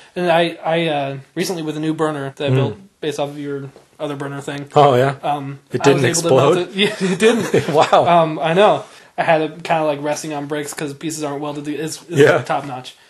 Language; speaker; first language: English; native; English